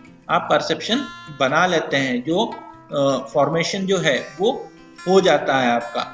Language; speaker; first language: Hindi; native; Hindi